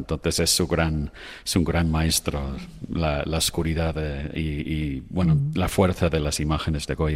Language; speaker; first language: Spanish; non-native, fluent; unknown